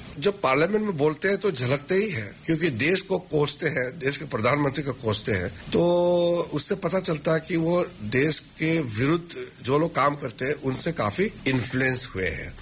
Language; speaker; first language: Hindi; non-native, local second language; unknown